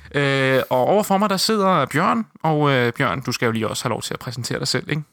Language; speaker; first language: Danish; native; Danish